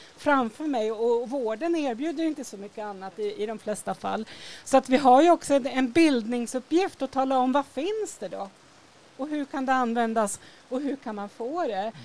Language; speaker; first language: Swedish; native; Swedish